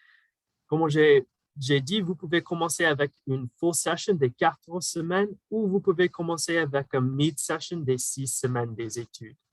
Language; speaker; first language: French; non-native, fluent; English